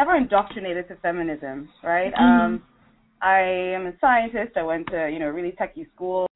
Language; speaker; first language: English; non-native, local second language; Yoruba